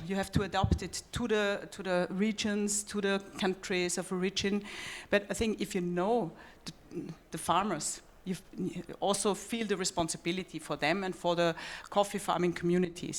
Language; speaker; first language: English; non-native, fluent; German